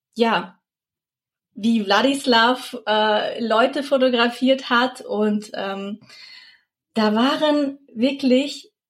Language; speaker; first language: German; early bilingual, other home language; Russian